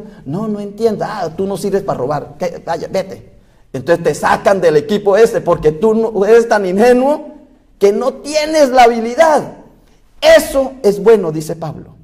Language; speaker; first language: Spanish; native; Spanish